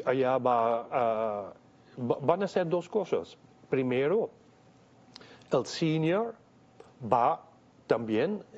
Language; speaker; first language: Spanish; non-native, fluent; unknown